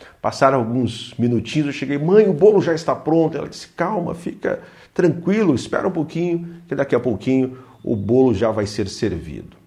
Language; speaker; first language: Portuguese; native; Portuguese